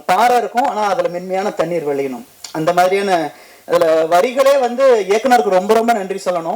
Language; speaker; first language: Tamil; native; Tamil